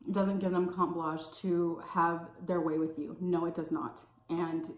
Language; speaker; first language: English; native; English